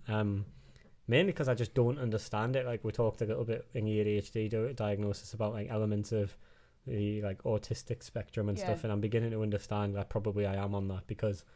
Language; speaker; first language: English; native; English